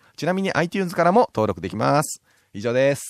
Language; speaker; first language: Japanese; native; Japanese